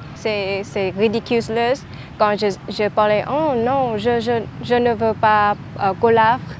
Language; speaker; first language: French; non-native, learner; Vietnamese